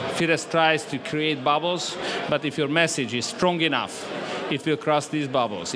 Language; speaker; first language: English; non-native, fluent; Hungarian